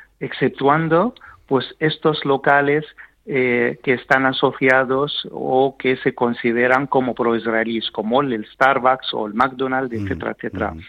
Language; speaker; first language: Spanish; non-native, fluent; Arabic